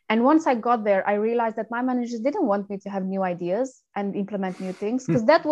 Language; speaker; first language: English; non-native, fluent; Romanian